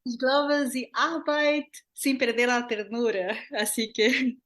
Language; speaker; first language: German; non-native, fluent; Portuguese